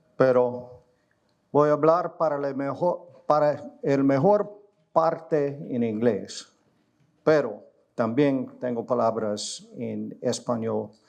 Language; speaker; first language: Spanish; non-native, learner; English